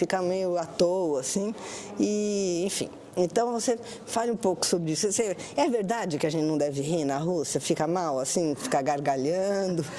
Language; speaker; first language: Portuguese; native; Portuguese